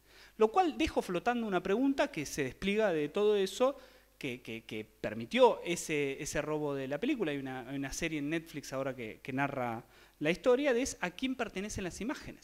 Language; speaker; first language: Spanish; native; Spanish